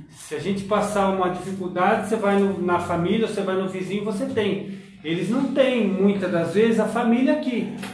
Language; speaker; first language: Portuguese; native; Portuguese